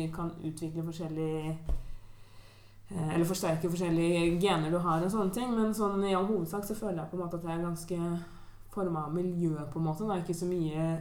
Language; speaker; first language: Norwegian; native; Norwegian